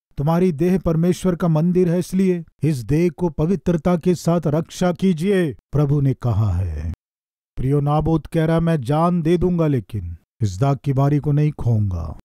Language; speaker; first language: Hindi; non-native, local second language; Telugu